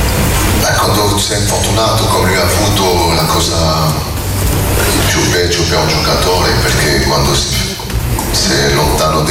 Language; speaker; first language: Italian; non-native, learner; French